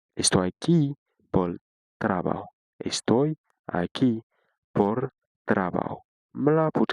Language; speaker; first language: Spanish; non-native, fluent; Haitian Creole